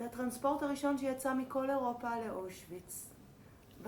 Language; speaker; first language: Hebrew; native; Hebrew